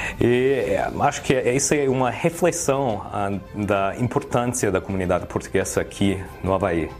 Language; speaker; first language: Portuguese; early bilingual, heritage; English